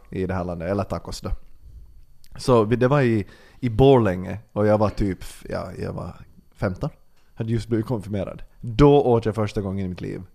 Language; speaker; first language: Swedish; native; Swedish